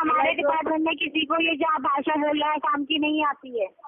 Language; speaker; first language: Hindi; native; Hindi